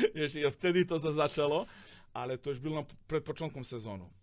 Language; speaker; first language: Polish; non-native, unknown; Serbian